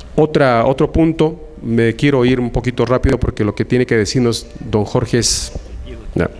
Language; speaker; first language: Spanish; non-native, local second language; Aymara